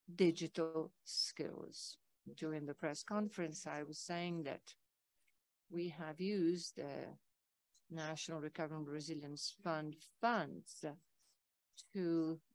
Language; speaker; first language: English; non-native, fluent; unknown